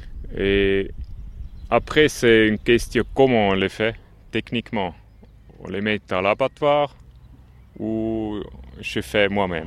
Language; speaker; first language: French; non-native, local second language; German